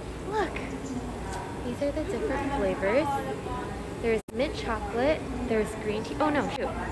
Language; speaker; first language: English; early bilingual, other home language; Korean